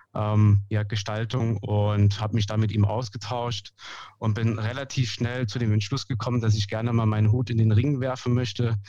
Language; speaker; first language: German; native; German